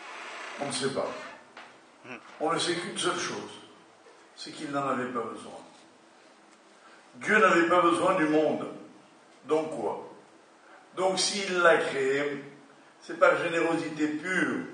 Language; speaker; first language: French; native; French